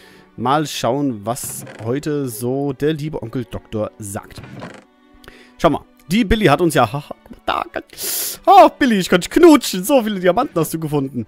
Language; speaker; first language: German; native; German